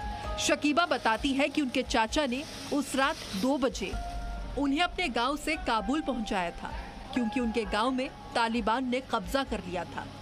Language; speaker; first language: Hindi; native; Hindi